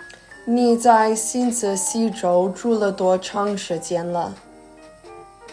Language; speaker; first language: Chinese; early bilingual, heritage; Chinese